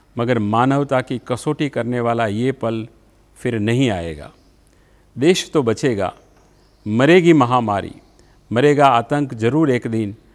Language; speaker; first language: Hindi; non-native, local second language; Gujarati